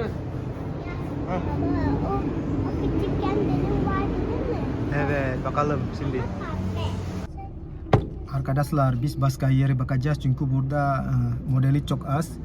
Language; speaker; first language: Turkish; non-native, learner; Indonesian